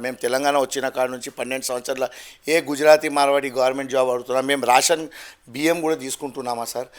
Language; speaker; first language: Telugu; non-native, local second language; Gujarati